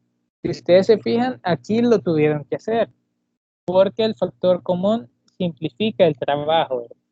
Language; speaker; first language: Spanish; native; Spanish